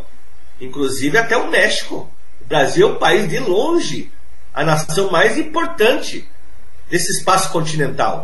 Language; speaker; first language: Portuguese; native; Portuguese